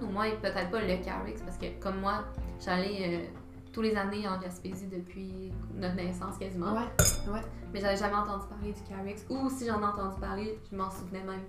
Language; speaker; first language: French; native; French